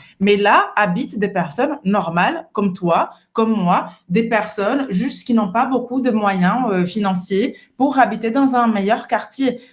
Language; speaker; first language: French; non-native, fluent; Portuguese